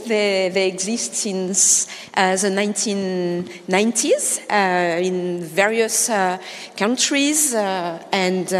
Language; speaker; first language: English; non-native, fluent; French